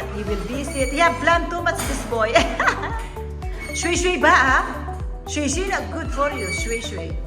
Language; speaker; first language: English; non-native, local second language; Filipino